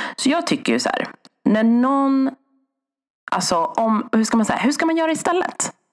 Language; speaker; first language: Swedish; early bilingual, other home language; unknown